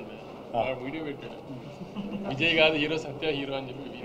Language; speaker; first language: Telugu; native; Telugu